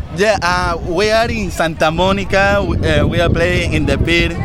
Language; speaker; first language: English; non-native, learner; Spanish